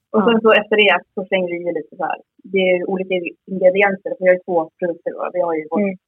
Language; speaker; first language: Swedish; native; Swedish